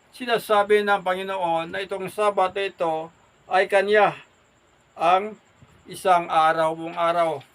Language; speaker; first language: Filipino; non-native, local second language; Hiligaynon